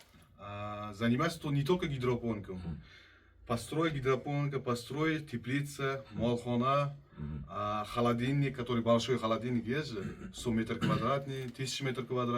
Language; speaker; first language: Russian; non-native, fluent; Uzbek